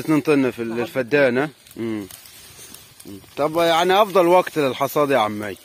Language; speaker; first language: Arabic; native; Arabic